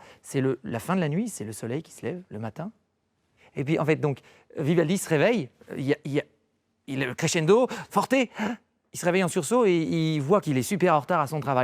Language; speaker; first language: French; native; French